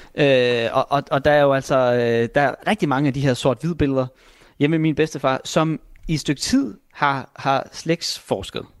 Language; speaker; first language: Danish; native; Danish